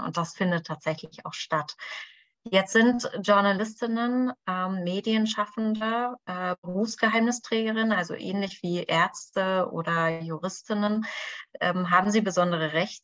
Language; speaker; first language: German; native; German